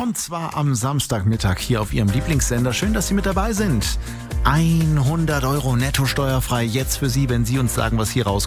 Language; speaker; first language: German; native; German